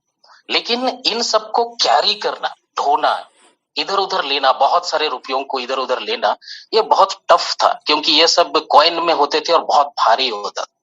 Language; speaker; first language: Hindi; native; Hindi